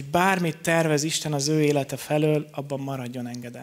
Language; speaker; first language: Hungarian; native; Hungarian